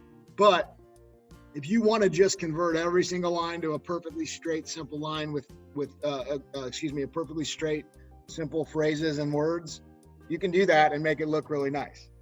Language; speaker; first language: English; native; English